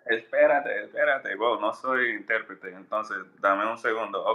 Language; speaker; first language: Spanish; non-native, learner; English